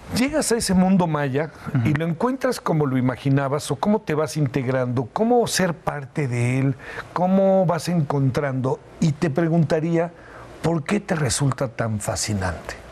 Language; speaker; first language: Spanish; native; Spanish